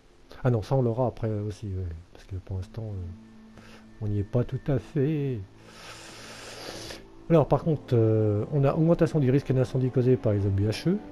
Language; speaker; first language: French; native; French